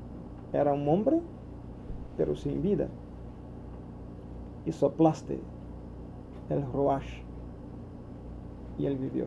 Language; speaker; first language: Spanish; non-native, learner; Portuguese